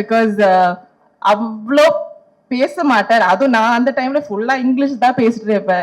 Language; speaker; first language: Tamil; non-native, local second language; Malayalam